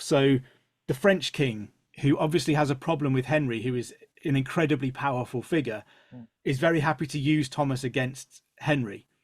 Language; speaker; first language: English; native; English